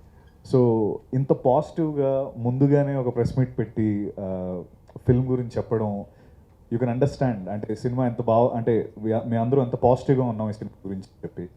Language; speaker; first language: Telugu; native; Telugu